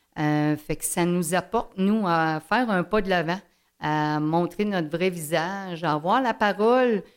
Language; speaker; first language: French; native; French